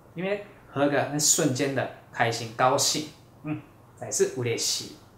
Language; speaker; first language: Chinese; non-native, fluent; Japanese